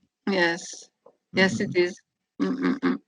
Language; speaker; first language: English; non-native, learner; Italian